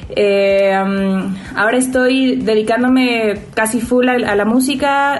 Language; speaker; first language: Spanish; native; Spanish